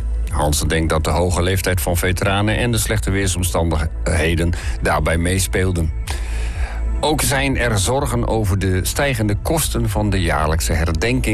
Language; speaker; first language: Dutch; native; Dutch